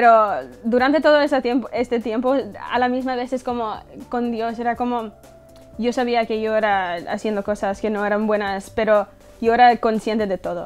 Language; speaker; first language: Spanish; early bilingual, heritage; English